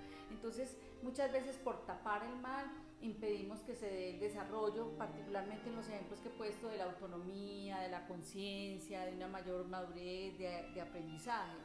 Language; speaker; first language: Spanish; native; Spanish